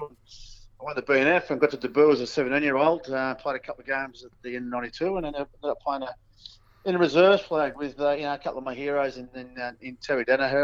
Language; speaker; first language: English; native; English